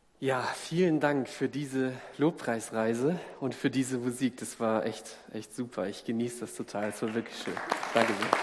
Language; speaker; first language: German; native; German